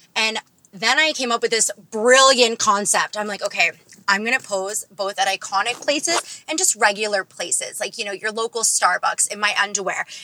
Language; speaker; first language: English; native; English